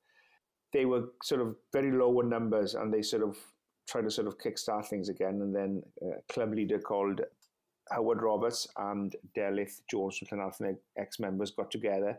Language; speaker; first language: English; non-native, local second language; Welsh